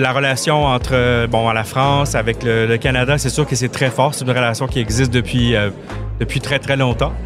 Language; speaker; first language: French; native; French